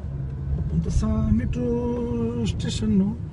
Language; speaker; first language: Filipino; non-native, learner; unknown